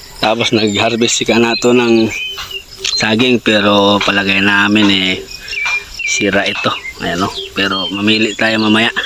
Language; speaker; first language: Filipino; non-native, local second language; Cebuano